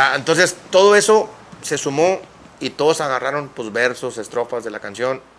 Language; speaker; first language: Spanish; native; Spanish